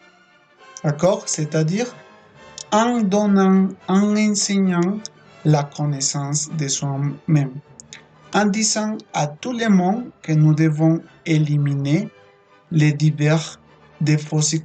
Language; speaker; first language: French; non-native, fluent; Spanish